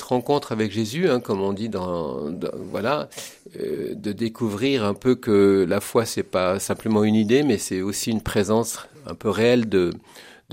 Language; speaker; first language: French; native; French